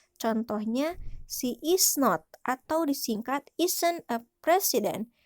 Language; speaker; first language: English; non-native, learner; Indonesian